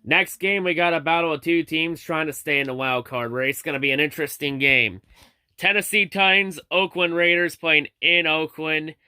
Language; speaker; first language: English; native; English